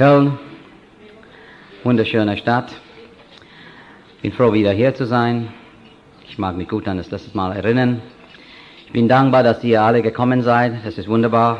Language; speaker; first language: German; non-native, fluent; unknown